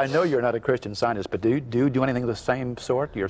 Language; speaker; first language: English; native; English